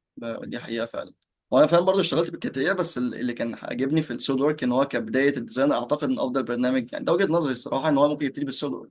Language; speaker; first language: Arabic; native; Arabic